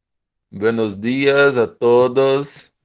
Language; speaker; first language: Spanish; non-native, fluent; Portuguese